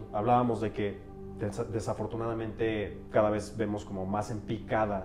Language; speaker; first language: Spanish; native; Spanish